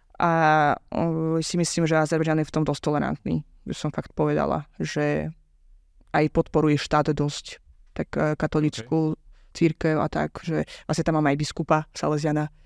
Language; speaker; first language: Slovak; non-native, fluent; Azerbaijani